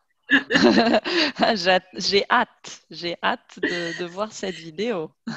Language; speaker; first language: French; native; French